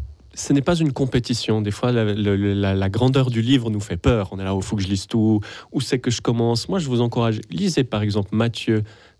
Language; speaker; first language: French; native; French